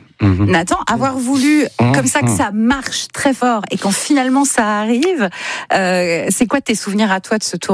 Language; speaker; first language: French; native; French